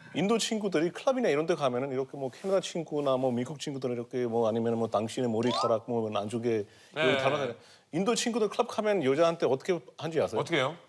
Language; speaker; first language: Korean; non-native, fluent; Hindi